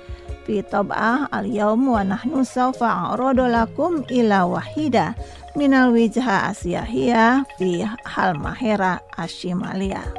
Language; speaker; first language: Arabic; non-native, learner; Indonesian